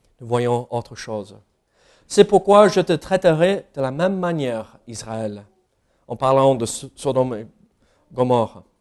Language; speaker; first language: French; non-native, fluent; English